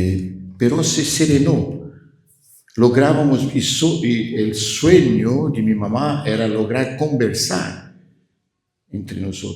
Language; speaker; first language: Spanish; non-native, fluent; Portuguese